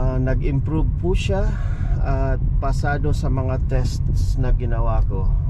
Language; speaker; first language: Filipino; native; Filipino